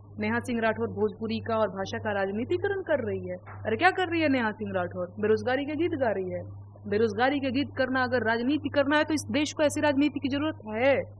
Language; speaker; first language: Hindi; non-native, local second language; Bhojpuri